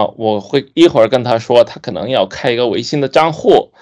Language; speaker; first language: Chinese; non-native, fluent; Urdu